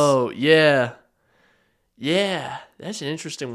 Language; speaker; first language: English; native; English